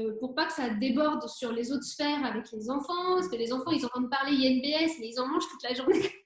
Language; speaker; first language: French; native; French